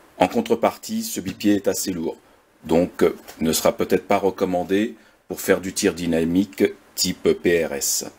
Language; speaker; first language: French; native; French